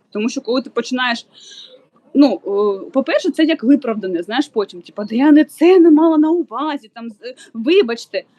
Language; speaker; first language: Ukrainian; non-native, local second language; Russian